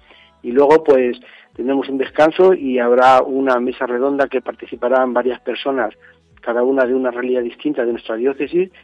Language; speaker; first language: Spanish; native; Spanish